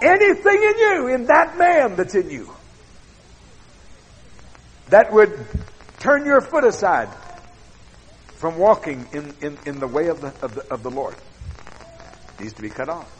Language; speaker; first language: English; native; English